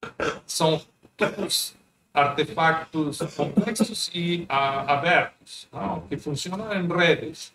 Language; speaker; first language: Portuguese; non-native, fluent; Spanish